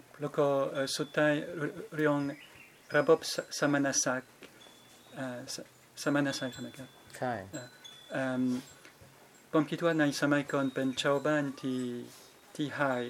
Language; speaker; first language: Thai; non-native, fluent; French